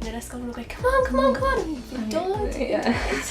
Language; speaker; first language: Welsh; native; Welsh